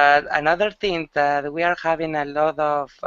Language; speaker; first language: English; non-native, learner; Spanish